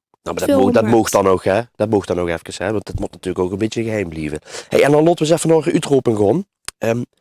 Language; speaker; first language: Dutch; native; Dutch